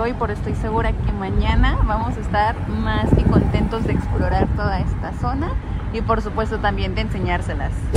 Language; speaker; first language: Spanish; native; Spanish